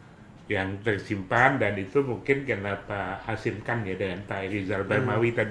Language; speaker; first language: Indonesian; native; Indonesian